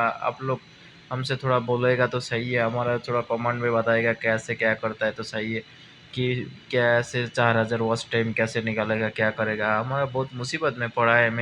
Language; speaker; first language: Hindi; non-native, learner; Bangla